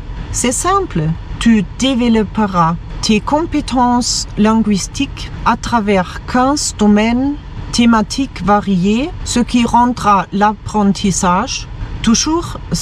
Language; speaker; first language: French; non-native, fluent; German